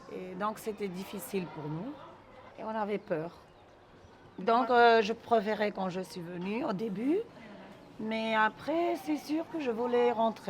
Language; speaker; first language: French; non-native, local second language; Greek